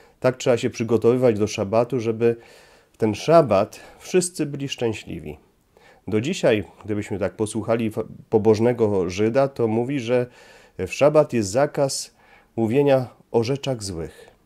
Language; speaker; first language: Polish; native; Polish